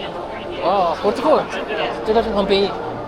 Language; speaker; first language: Chinese; non-native, learner; Amharic